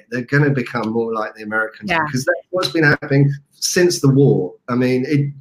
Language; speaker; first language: English; native; English